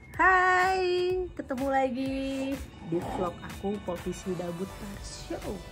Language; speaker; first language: Indonesian; native; Indonesian